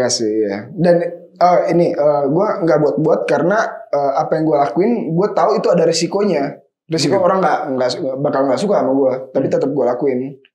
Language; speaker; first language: Indonesian; native; Indonesian